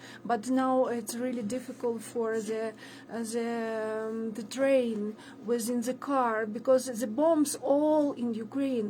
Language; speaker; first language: English; non-native, learner; Ukrainian